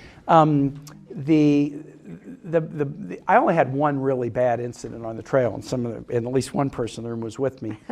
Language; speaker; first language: English; native; English